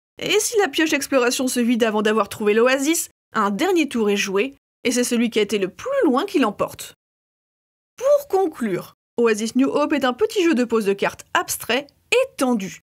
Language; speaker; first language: French; native; French